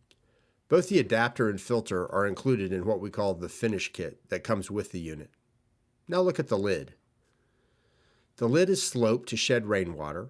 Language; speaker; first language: English; native; English